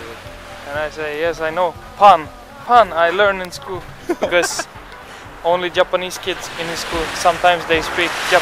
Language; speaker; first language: English; non-native, fluent; Swedish